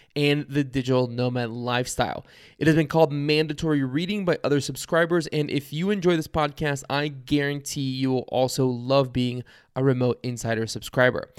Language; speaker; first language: English; early bilingual, other home language; Bulgarian